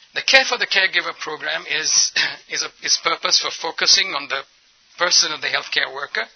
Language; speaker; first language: English; early bilingual, other home language; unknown